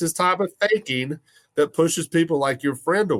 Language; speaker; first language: English; native; English